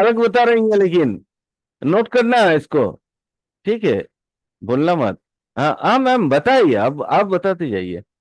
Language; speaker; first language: Hindi; native; Hindi